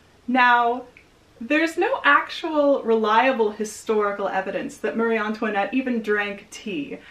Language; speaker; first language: English; native; English